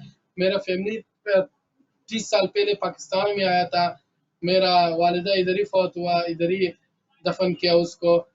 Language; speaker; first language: Hindi; early bilingual, other home language; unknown